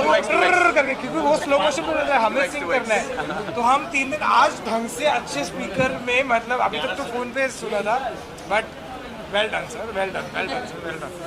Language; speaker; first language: Hindi; native; Hindi